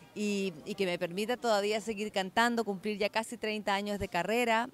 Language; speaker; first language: Spanish; native; Spanish